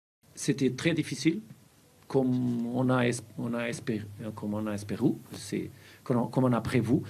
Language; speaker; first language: French; non-native, fluent; Portuguese